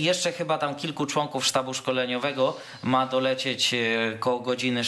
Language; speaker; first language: Polish; native; Polish